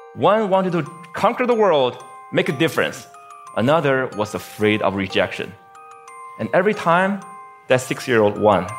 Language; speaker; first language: English; non-native, fluent; Chinese